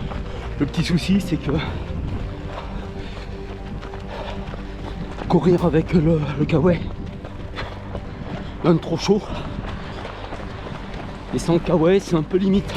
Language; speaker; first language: French; native; French